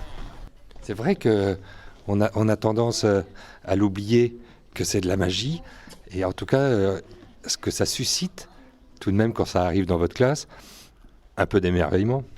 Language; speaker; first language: French; native; French